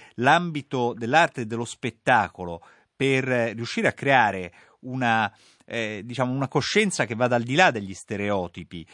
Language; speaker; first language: Italian; native; Italian